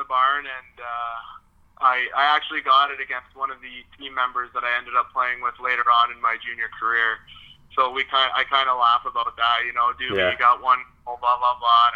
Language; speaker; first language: English; non-native, fluent; French